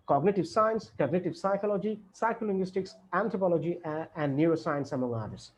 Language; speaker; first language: English; non-native, local second language; Bangla